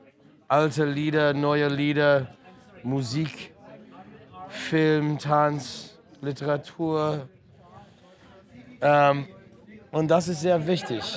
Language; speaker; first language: German; non-native, fluent; English